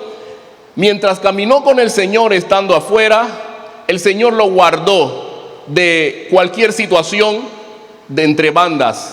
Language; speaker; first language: Spanish; native; Spanish